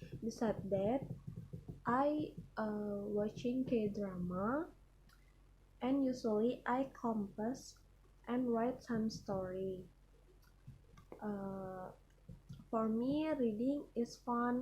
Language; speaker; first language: English; non-native, learner; Indonesian